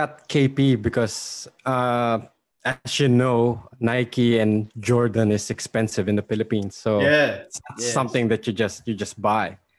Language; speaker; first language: English; non-native, local second language; Filipino